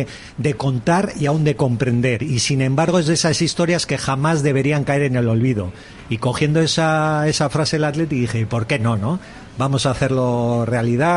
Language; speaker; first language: Spanish; native; Spanish